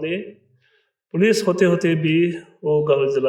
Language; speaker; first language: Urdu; non-native, local second language; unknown